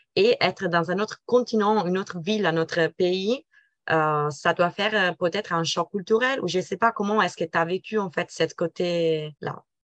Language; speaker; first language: French; non-native, fluent; Italian